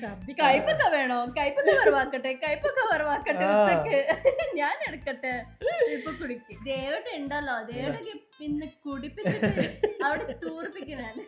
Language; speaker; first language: Malayalam; non-native, learner; Tamil